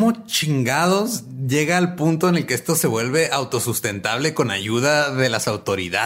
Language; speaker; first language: Spanish; native; Spanish